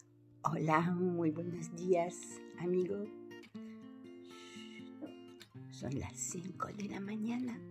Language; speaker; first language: Spanish; non-native, learner; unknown